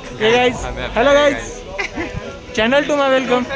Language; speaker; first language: Hindi; non-native, local second language; Marathi